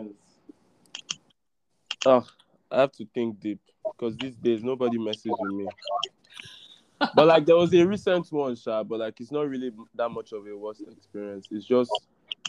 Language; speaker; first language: English; non-native, local second language; Yoruba